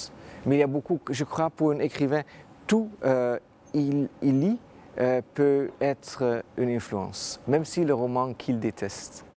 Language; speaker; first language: French; non-native, fluent; Dutch